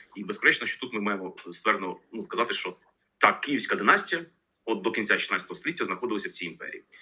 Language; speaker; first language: Ukrainian; native; Ukrainian